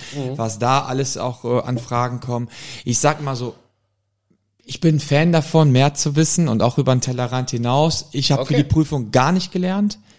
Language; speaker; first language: German; native; German